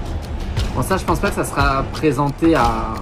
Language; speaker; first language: French; native; French